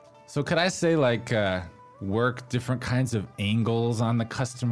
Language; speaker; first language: English; native; English